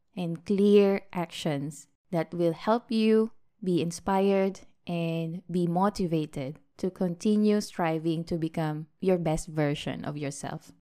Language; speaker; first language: English; non-native, local second language; Filipino